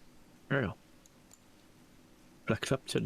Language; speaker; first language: German; native; German